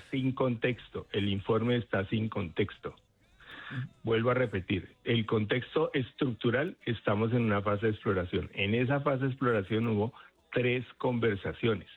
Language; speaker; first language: Spanish; native; Spanish